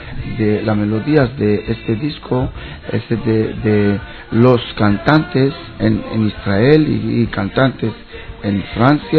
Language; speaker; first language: Spanish; non-native, learner; Hebrew